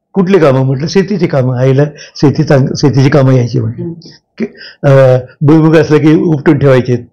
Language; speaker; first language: Marathi; native; Marathi